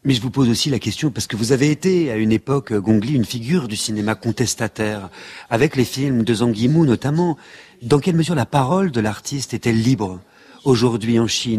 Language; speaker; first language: French; native; French